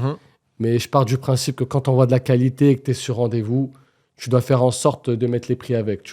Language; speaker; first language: French; native; French